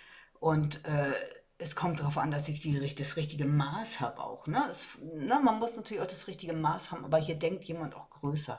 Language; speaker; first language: German; native; German